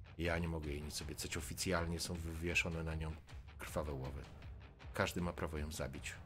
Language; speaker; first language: Polish; native; Polish